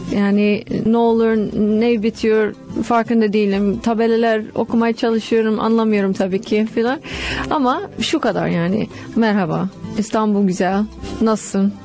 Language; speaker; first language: Turkish; non-native, fluent; English